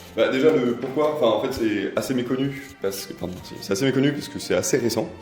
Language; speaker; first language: French; native; French